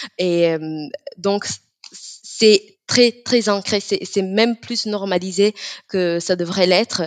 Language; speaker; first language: French; non-native, fluent; Italian